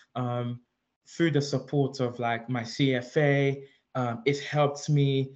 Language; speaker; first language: English; early bilingual, other home language; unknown